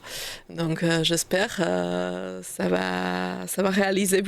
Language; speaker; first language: French; non-native, learner; Slovak